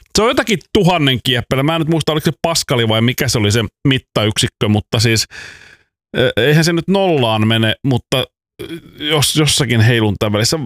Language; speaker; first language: Finnish; native; Finnish